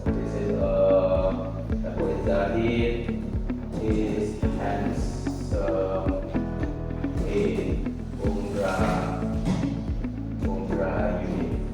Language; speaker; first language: English; non-native, learner; Indonesian